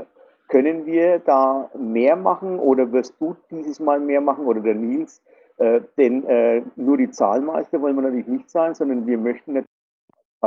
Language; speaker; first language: German; native; German